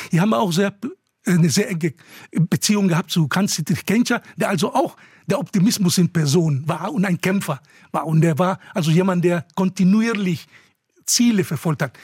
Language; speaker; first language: German; non-native, fluent; Spanish